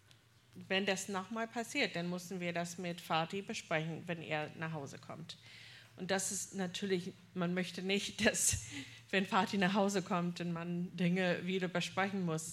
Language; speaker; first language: German; non-native, fluent; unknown